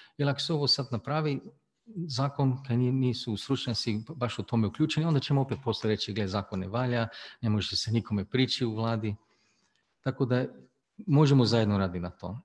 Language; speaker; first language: Bosnian; early bilingual, heritage; Croatian